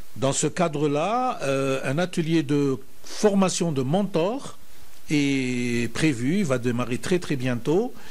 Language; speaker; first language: French; non-native, local second language; Arabic